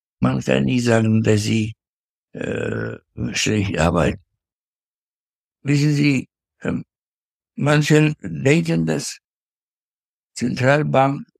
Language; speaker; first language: German; non-native, fluent; Russian